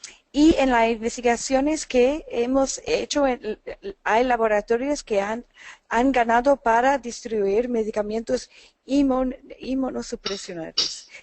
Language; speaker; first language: Spanish; non-native, fluent; English